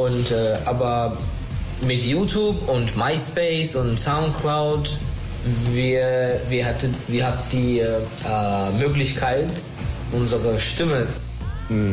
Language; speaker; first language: German; non-native, learner; Turkish